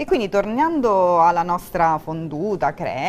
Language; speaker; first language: Italian; native; Italian